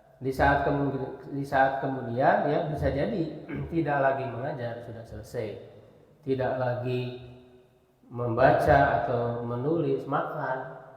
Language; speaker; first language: Indonesian; native; Indonesian